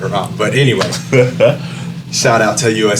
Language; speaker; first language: English; native; English